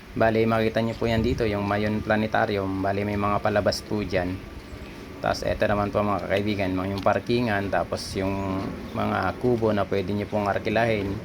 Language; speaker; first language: Filipino; non-native, local second language; Bikol